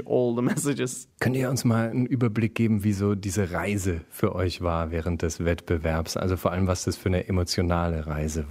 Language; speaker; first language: German; native; German